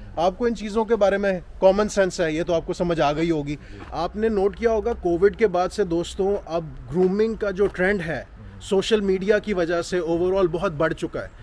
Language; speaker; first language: Hindi; non-native, local second language; Punjabi